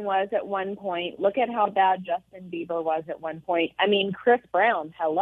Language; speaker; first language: English; native; English